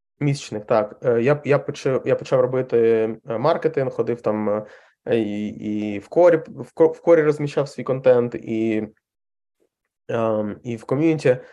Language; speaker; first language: Ukrainian; non-native, local second language; Russian